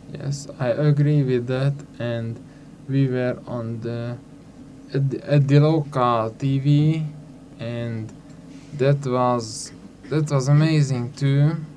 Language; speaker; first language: English; non-native, learner; Hungarian